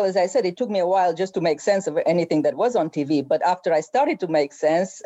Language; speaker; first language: English; non-native, fluent; Romanian